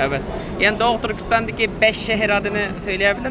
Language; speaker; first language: Turkish; non-native, fluent; Uyghur